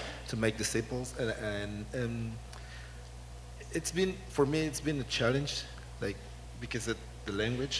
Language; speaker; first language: English; non-native, fluent; Spanish